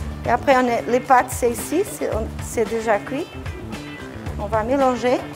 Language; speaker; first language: French; non-native, fluent; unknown